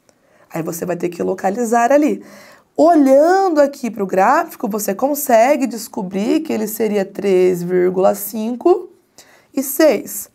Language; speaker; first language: Portuguese; native; Portuguese